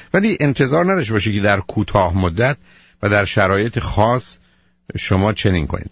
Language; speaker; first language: Persian; native; Persian